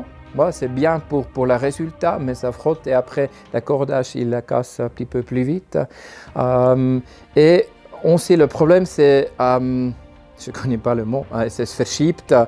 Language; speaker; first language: French; non-native, learner; German